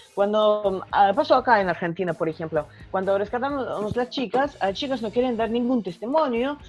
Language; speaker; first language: Spanish; non-native, learner; Russian